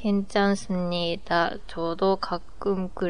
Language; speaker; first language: Korean; non-native, learner; Japanese